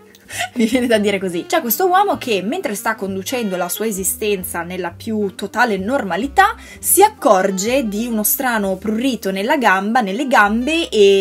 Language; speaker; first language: Italian; native; Italian